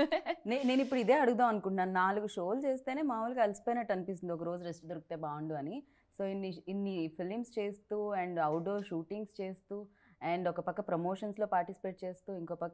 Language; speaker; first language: Telugu; native; Telugu